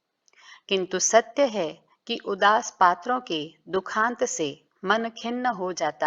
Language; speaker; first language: Hindi; native; Hindi